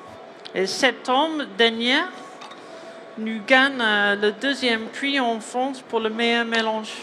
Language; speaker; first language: French; non-native, learner; English